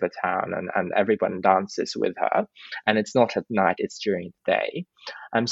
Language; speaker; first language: English; non-native, local second language; Filipino